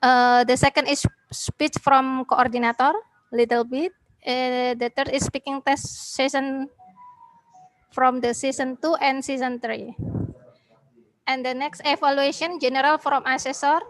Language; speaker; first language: English; non-native, learner; Indonesian